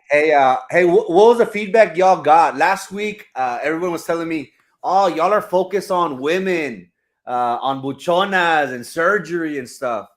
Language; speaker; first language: English; early bilingual, other home language; Spanish